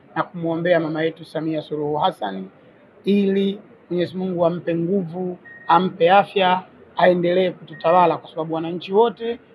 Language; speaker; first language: Swahili; native; Swahili